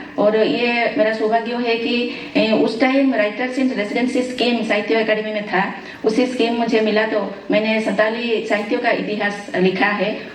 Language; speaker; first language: Hindi; non-native, local second language; Santali